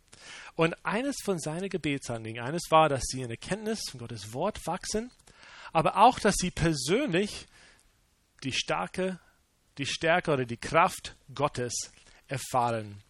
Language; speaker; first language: German; non-native, fluent; English